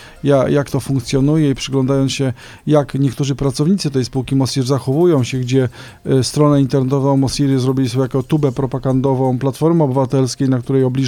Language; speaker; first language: Polish; native; Polish